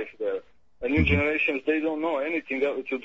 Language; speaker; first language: English; non-native, learner; Croatian